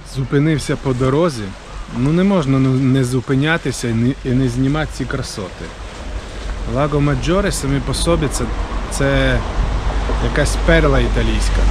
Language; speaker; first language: Ukrainian; non-native, local second language; Russian